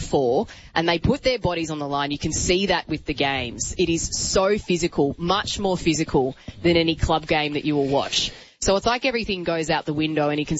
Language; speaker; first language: English; native; English